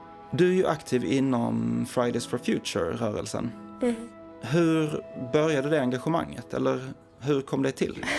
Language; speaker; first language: Swedish; native; Swedish